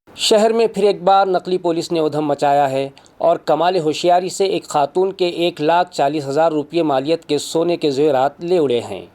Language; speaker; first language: Urdu; native; Urdu